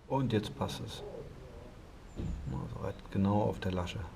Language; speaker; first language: German; native; German